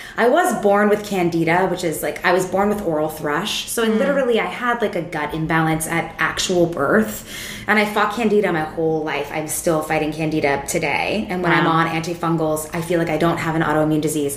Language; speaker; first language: English; native; English